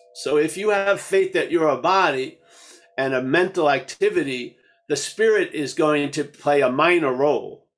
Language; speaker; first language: English; native; English